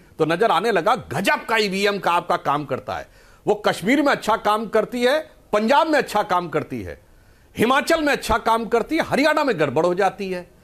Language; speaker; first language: Hindi; native; Hindi